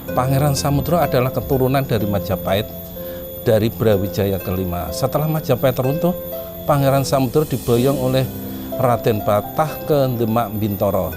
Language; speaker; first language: Indonesian; non-native, local second language; Javanese